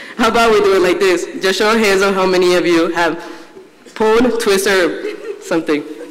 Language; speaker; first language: English; early bilingual, other home language; Spanish